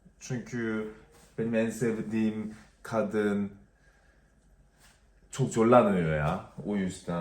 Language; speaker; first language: Turkish; non-native, learner; Korean